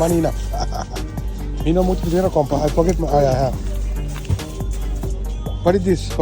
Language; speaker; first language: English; non-native, learner; Sinhala